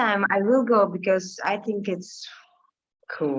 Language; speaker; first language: English; non-native, learner; Russian